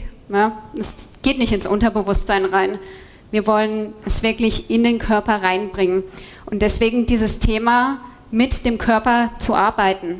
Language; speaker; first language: German; native; German